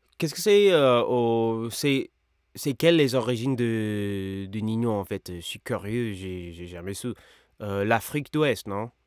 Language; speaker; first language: French; non-native, learner; English